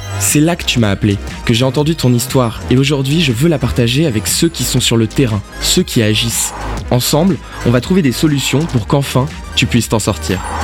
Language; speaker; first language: French; native; French